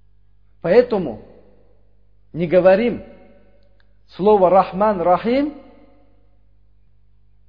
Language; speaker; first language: Russian; non-native, learner; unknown